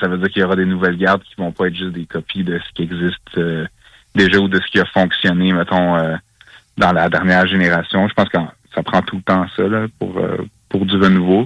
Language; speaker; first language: French; native; French